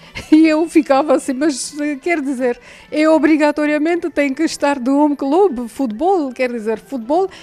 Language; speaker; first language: Portuguese; non-native, fluent; Armenian